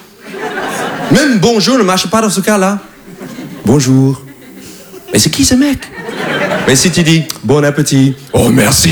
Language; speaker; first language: French; non-native, fluent; English